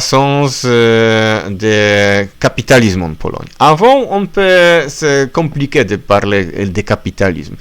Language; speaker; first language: French; non-native, learner; Polish